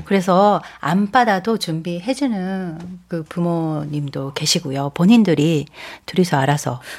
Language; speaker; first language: Korean; non-native, fluent; Japanese